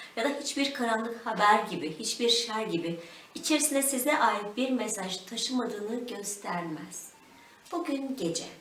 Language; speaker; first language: Turkish; native; Turkish